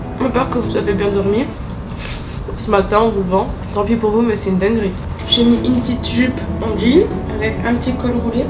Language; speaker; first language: French; native; French